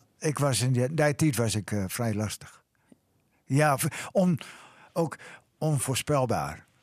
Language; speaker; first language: Dutch; native; Dutch